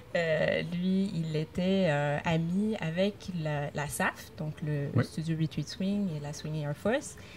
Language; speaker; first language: French; native; French